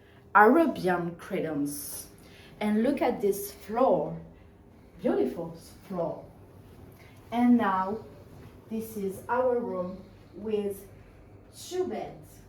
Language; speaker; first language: English; non-native, learner; French